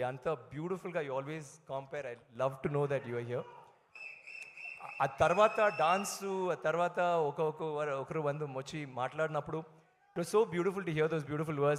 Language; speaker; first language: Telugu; non-native, learner; Tamil